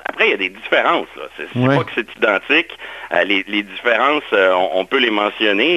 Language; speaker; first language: French; native; French